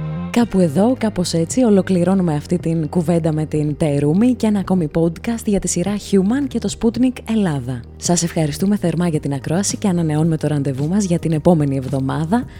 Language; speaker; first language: Greek; native; Greek